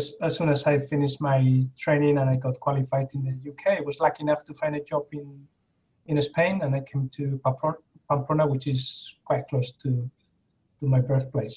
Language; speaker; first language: English; non-native, fluent; Spanish